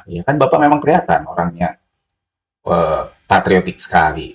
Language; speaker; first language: Indonesian; native; Indonesian